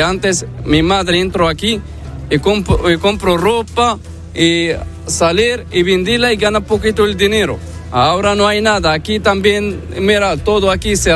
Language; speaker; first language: Spanish; non-native, learner; Arabic